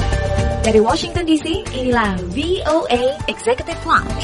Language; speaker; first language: Indonesian; native; Indonesian